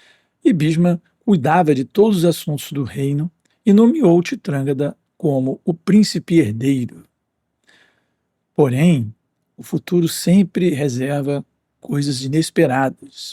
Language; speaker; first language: Portuguese; native; Portuguese